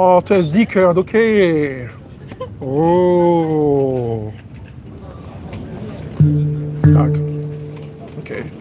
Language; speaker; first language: Polish; non-native, learner; French